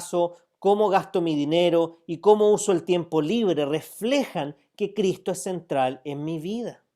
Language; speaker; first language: Spanish; native; Spanish